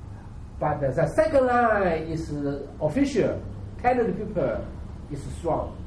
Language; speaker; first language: English; non-native, learner; Chinese